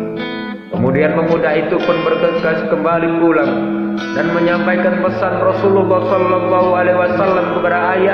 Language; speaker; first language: Indonesian; native; Indonesian